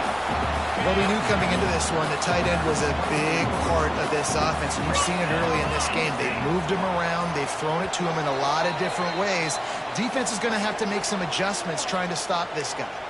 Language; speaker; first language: English; native; English